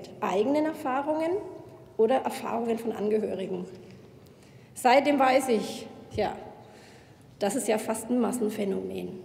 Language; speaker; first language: German; native; German